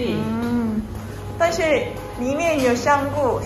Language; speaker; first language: Chinese; non-native, learner; Korean